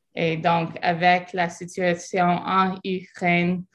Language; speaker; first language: French; non-native, fluent; English